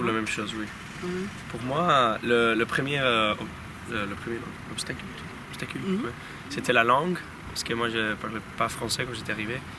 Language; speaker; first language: French; non-native, learner; Spanish